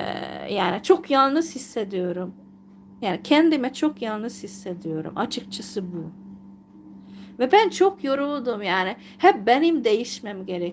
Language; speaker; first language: Turkish; non-native, fluent; Hungarian